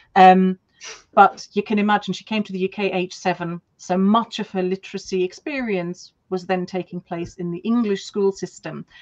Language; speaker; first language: English; non-native, fluent; German